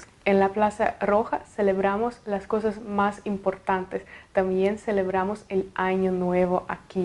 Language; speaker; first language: Spanish; non-native, fluent; Russian